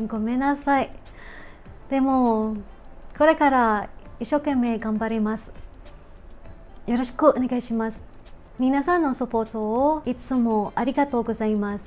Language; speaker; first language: Japanese; non-native, learner; Filipino